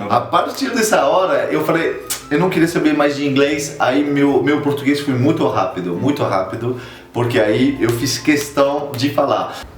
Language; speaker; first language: Portuguese; non-native, fluent; French